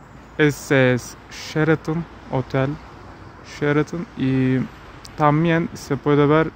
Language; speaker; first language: Spanish; non-native, fluent; Turkish